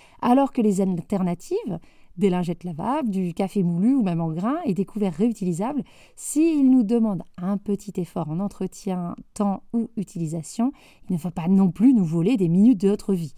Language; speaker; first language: French; native; French